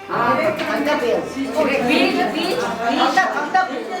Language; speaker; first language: Russian; non-native, learner; Mongolian